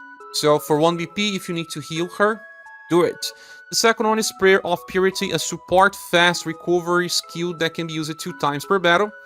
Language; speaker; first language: English; non-native, fluent; Portuguese